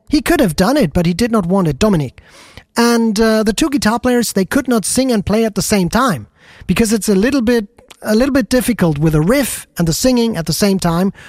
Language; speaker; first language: English; non-native, fluent; German